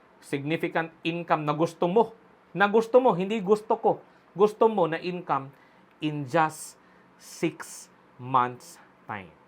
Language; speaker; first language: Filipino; non-native, local second language; Cebuano